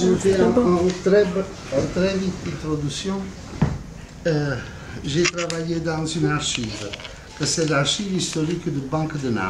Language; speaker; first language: French; non-native, fluent; Italian